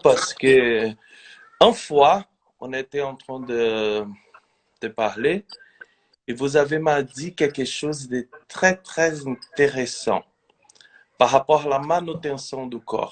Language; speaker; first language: French; non-native, fluent; Portuguese